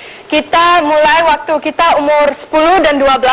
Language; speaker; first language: Indonesian; non-native, local second language; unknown